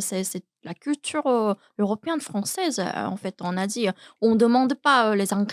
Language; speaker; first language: French; non-native, learner; Korean